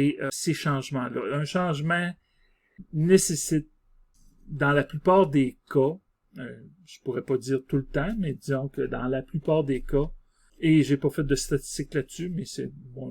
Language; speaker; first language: French; native; French